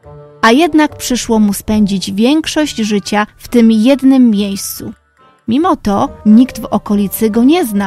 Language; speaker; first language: Polish; native; Polish